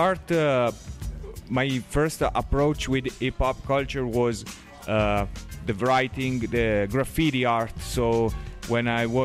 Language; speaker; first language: English; non-native, learner; Italian